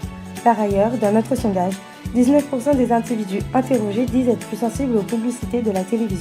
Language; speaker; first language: French; native; French